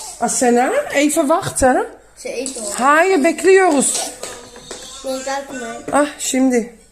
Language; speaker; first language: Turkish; non-native, learner; Dutch